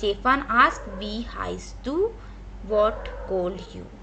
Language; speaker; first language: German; non-native, fluent; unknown